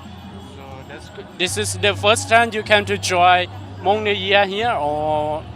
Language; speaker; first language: English; non-native, learner; Hmong